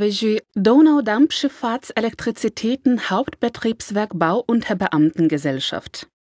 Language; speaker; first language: German; non-native, fluent; Lithuanian